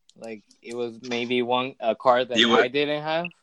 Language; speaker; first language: English; early bilingual, other home language; Spanish